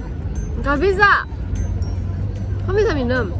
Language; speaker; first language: Indonesian; non-native, fluent; Japanese